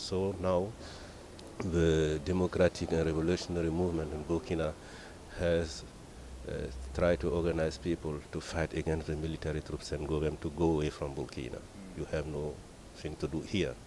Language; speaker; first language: English; non-native, learner; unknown